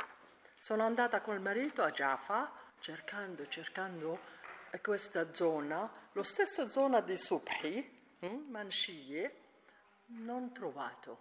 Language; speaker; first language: Italian; non-native, learner; Arabic